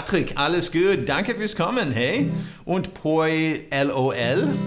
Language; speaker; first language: German; non-native, learner; English